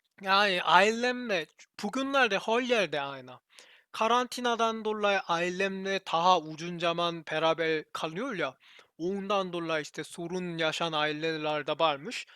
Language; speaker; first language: Turkish; non-native, learner; Korean